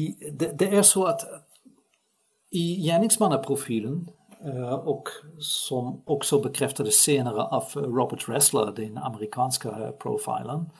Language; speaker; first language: Swedish; non-native, fluent; Dutch